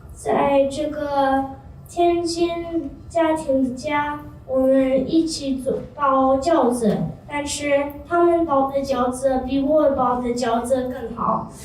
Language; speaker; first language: Chinese; non-native, learner; English